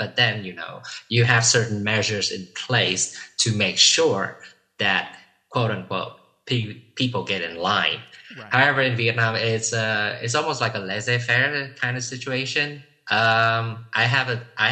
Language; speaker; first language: English; non-native, fluent; Vietnamese